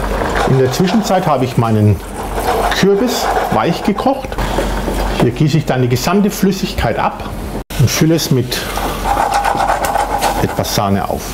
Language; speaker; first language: German; native; German